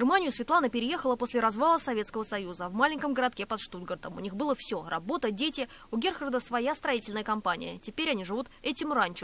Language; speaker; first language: Russian; native; Russian